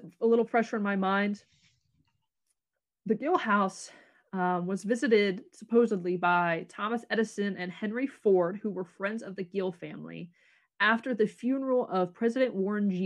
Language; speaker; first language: English; native; English